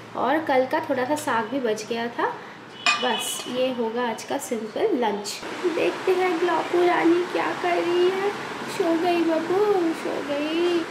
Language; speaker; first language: Hindi; non-native, local second language; Bangla